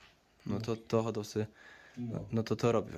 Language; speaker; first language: Polish; native; Polish